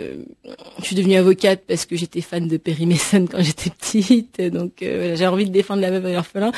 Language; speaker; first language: French; native; French